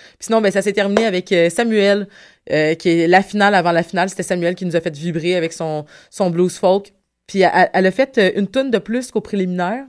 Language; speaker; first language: French; native; French